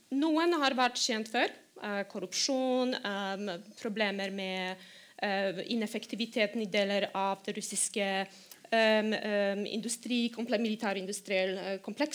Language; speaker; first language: Norwegian; non-native, fluent; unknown